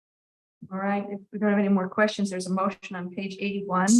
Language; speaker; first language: English; native; English